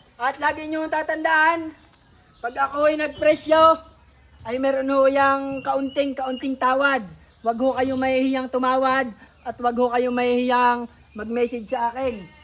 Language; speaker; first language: Filipino; native; Filipino